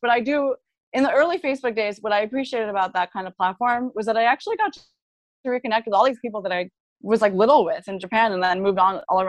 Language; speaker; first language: English; non-native, fluent; Japanese